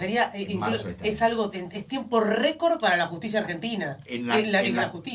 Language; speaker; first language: Spanish; native; Spanish